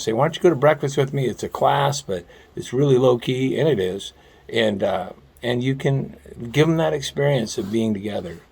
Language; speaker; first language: English; native; English